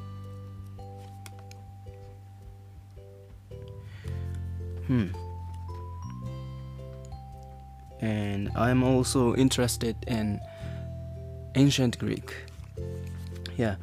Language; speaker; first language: English; non-native, learner; Japanese